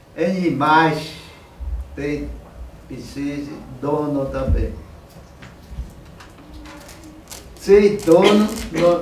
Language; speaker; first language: Portuguese; non-native, local second language; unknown